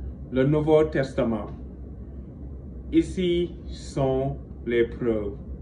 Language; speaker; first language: French; non-native, local second language; Wolof